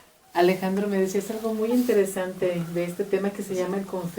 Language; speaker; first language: Spanish; native; Spanish